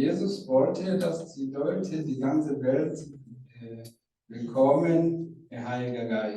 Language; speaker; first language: German; non-native, learner; Rundi